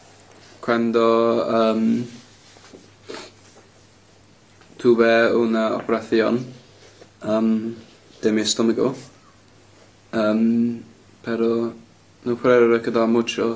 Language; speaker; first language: Spanish; non-native, learner; English